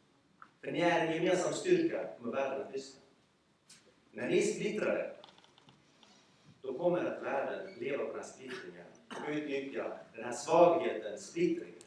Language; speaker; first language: Swedish; early bilingual, other home language; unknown